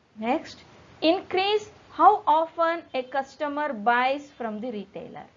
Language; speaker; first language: English; non-native, local second language; Kannada